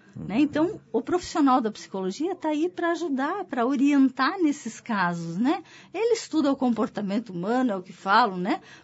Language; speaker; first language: Portuguese; native; Portuguese